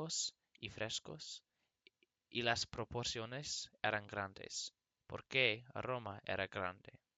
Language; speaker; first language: Spanish; non-native, learner; English